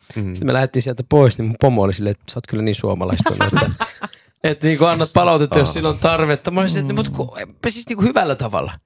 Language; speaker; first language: Finnish; early bilingual, other home language; Persian